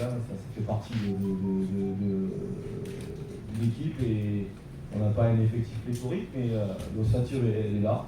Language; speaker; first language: French; native; French